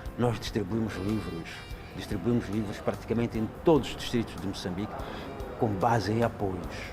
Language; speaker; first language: Portuguese; non-native, local second language; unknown